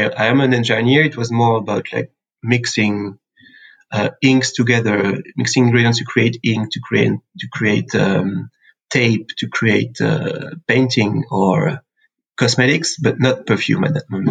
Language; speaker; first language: English; non-native, fluent; French